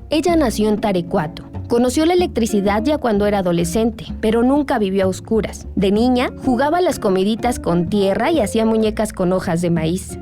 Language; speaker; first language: Spanish; native; Spanish